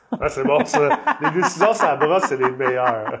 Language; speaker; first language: French; native; French